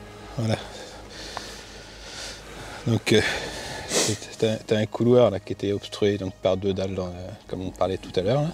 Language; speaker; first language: French; native; French